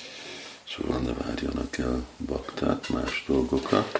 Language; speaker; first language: Hungarian; non-native, fluent; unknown